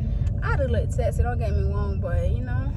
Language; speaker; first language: English; native; English